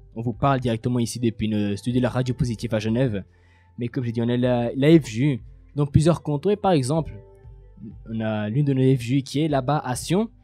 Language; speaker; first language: French; native; French